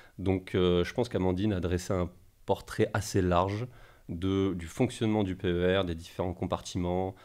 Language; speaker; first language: French; native; French